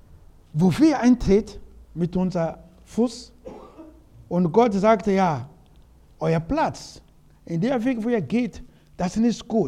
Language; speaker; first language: German; non-native, learner; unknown